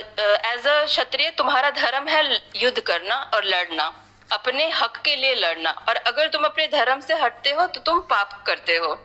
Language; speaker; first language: Hindi; native; Hindi